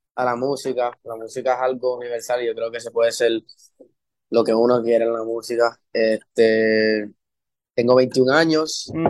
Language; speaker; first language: Spanish; early bilingual, heritage; Spanish